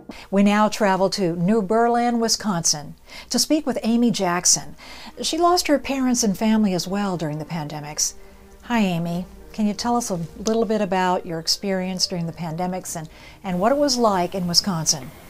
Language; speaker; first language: English; native; English